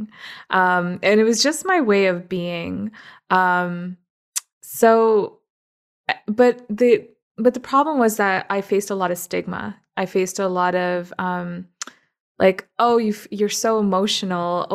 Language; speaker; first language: English; native; English